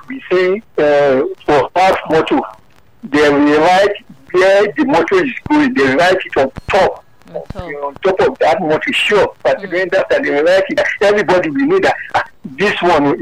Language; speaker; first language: English; non-native, local second language; Yoruba